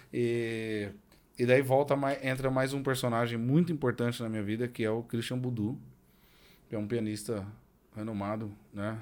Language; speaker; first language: Portuguese; native; Portuguese